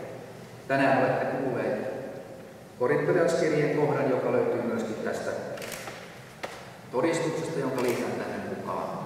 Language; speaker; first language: Finnish; native; Finnish